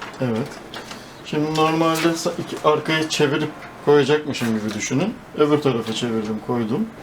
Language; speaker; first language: Turkish; native; Turkish